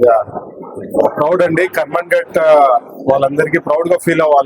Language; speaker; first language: Telugu; native; Telugu